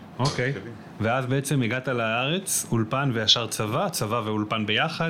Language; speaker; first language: Hebrew; native; Hebrew